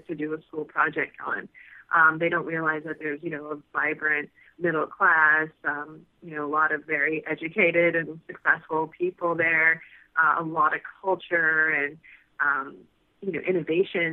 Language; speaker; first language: English; native; English